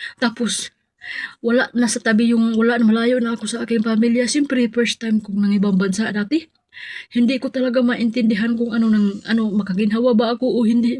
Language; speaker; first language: Filipino; non-native, local second language; Cebuano